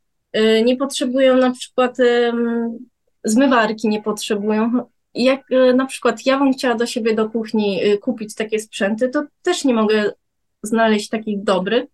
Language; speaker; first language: Polish; early bilingual, heritage; Polish